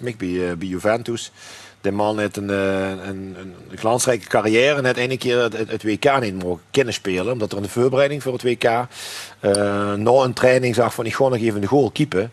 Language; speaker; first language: Dutch; native; Dutch